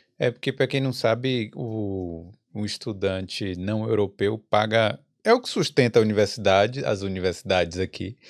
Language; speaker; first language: Portuguese; native; Portuguese